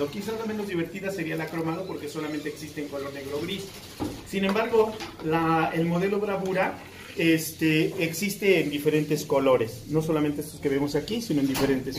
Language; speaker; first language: Spanish; native; Spanish